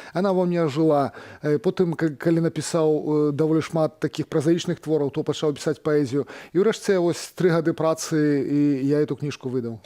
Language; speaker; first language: Belarusian; native; Belarusian